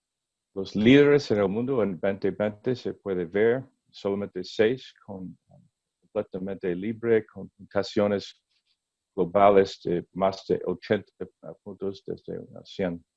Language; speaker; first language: Spanish; non-native, learner; English